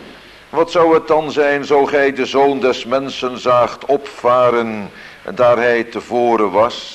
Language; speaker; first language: Dutch; native; Dutch